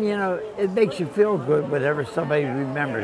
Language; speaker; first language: English; native; English